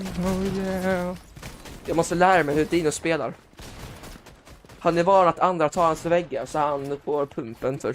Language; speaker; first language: Swedish; native; Swedish